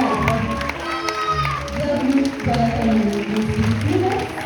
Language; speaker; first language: French; native; French